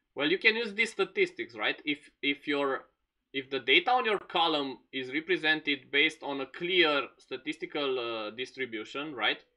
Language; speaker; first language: English; non-native, fluent; Romanian